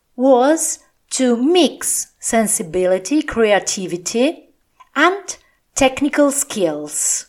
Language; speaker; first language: English; non-native, fluent; Italian